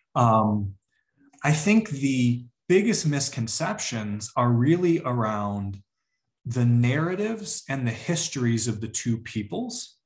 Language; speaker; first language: English; native; English